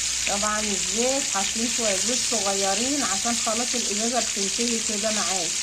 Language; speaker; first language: Arabic; native; Arabic